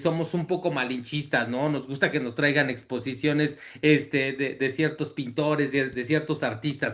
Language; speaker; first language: Spanish; native; Spanish